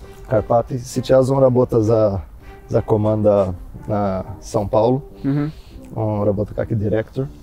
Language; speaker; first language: Russian; non-native, learner; Portuguese